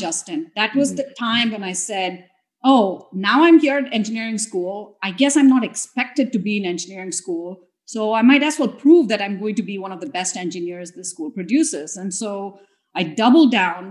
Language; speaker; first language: English; non-native, local second language; Tamil